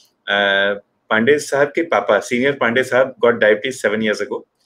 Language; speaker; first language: English; non-native, local second language; Hindi